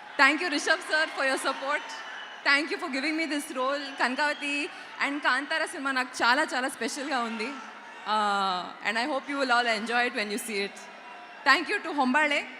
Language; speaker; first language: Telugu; non-native, learner; Kannada